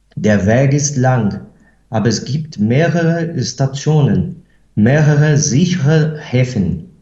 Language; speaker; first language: German; non-native, fluent; Portuguese